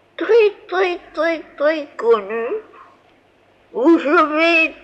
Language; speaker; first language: French; native; French